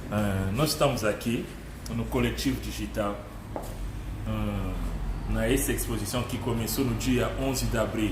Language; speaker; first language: Portuguese; non-native, learner; Luba-Lulua